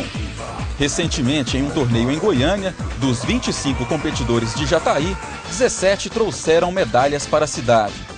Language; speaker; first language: Portuguese; native; Portuguese